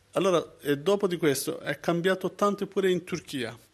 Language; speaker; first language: Italian; non-native, learner; Kurdish